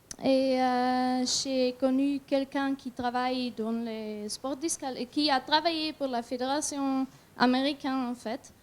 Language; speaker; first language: French; non-native, learner; German